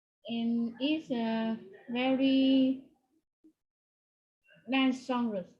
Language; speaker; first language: English; non-native, learner; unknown